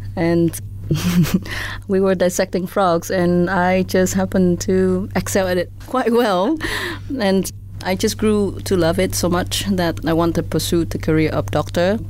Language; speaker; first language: English; non-native, fluent; Vietnamese